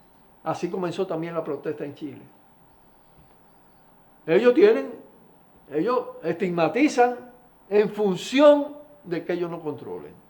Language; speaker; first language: Spanish; native; Spanish